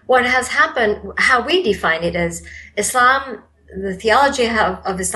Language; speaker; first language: English; non-native, local second language; Malay